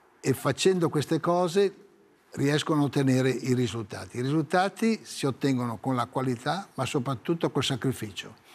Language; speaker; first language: Italian; native; Italian